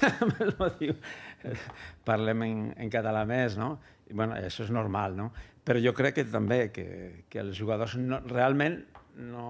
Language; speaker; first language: Catalan; non-native, local second language; Spanish